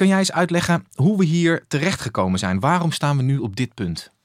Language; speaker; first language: Dutch; native; Dutch